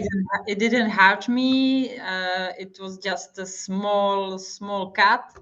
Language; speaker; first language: English; non-native, fluent; Hungarian